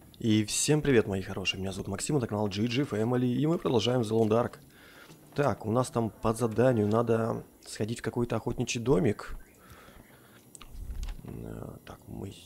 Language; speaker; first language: Russian; native; Russian